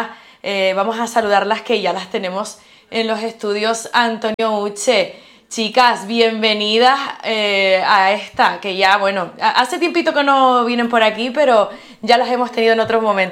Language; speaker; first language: Spanish; native; Spanish